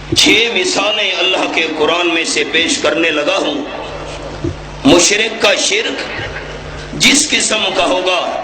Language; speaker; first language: Urdu; non-native, local second language; Punjabi